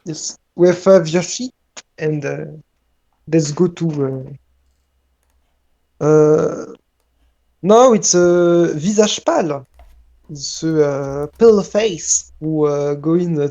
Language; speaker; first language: English; non-native, learner; French